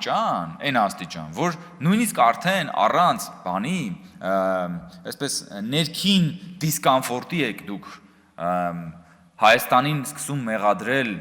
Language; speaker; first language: Armenian; native; Armenian